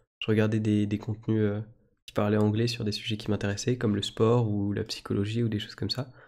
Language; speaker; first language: French; native; French